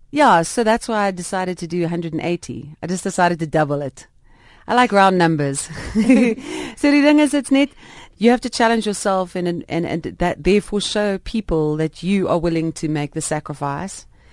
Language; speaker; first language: English; non-native, local second language; Afrikaans